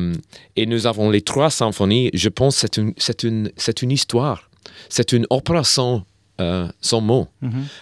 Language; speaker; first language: French; non-native, learner; English